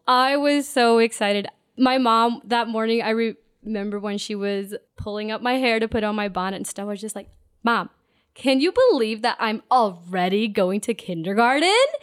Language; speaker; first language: English; non-native, local second language; Pennsylvania German